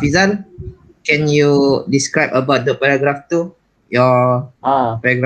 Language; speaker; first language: English; non-native, learner; Malay